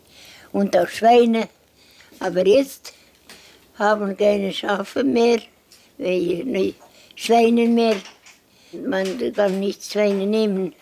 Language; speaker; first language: German; non-native, learner; Estonian